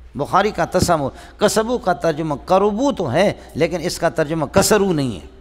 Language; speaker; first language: Urdu; non-native, local second language; Baluchi